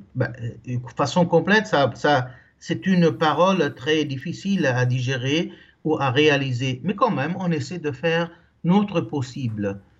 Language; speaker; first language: French; non-native, local second language; Arabic